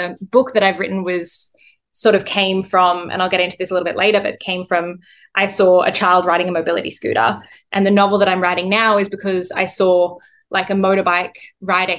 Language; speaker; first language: English; native; English